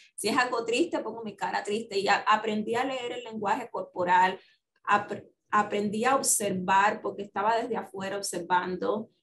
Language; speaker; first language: Spanish; native; Spanish